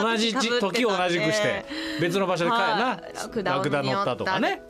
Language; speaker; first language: Japanese; native; Japanese